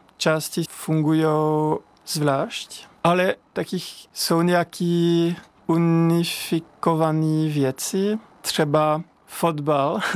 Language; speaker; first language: Czech; non-native, fluent; French